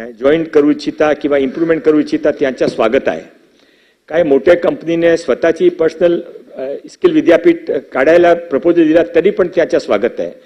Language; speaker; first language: Marathi; non-native, local second language; Hindi